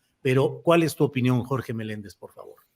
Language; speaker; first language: Spanish; native; Spanish